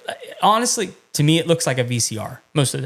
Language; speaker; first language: English; native; English